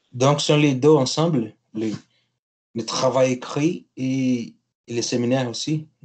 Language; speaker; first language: French; non-native, learner; Portuguese